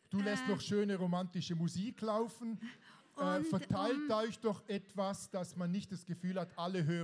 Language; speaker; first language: German; native; German